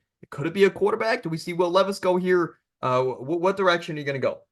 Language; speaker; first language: English; native; English